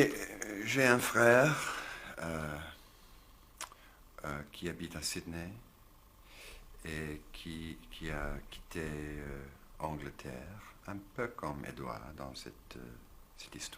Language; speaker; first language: French; non-native, learner; English